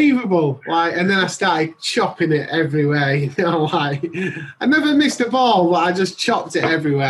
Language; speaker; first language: English; native; English